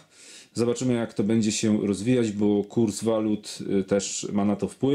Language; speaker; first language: Polish; native; Polish